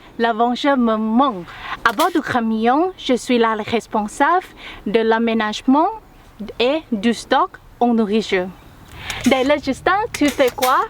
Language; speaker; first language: French; non-native, learner; Thai